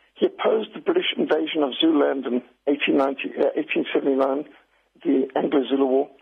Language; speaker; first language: English; native; English